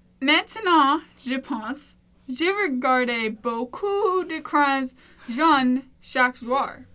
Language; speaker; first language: French; non-native, learner; English